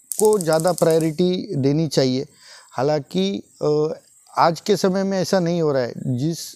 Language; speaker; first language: Hindi; non-native, local second language; Marathi